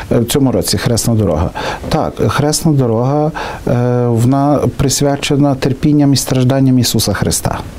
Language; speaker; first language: Ukrainian; native; Ukrainian